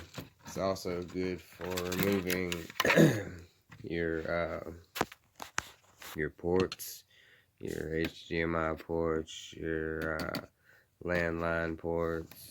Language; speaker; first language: English; native; English